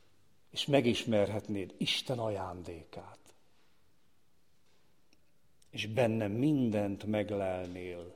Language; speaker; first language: Hungarian; native; Hungarian